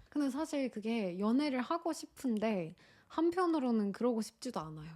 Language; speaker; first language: Korean; non-native, fluent; Turkish